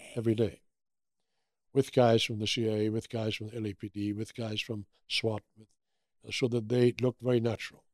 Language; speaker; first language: English; early bilingual, other home language; German